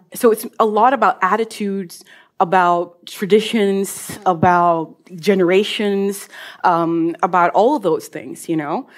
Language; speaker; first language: English; non-native, fluent; Norwegian